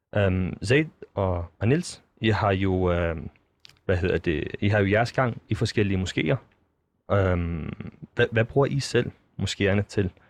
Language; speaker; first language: Danish; native; Danish